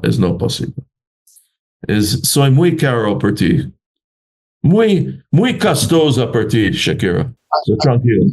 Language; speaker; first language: Spanish; non-native, learner; English